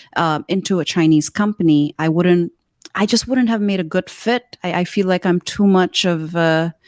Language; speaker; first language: English; non-native, local second language; Urdu